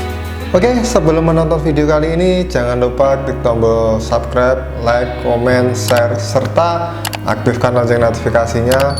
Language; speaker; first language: Indonesian; native; Indonesian